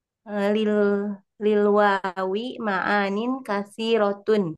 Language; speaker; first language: Arabic; non-native, learner; Indonesian